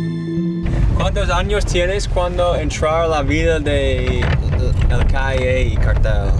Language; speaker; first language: Spanish; non-native, learner; English